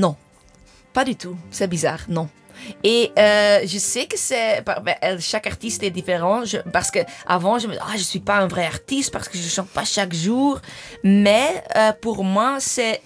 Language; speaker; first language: French; non-native, fluent; English